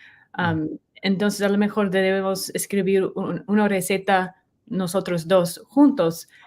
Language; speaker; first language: Spanish; non-native, learner; English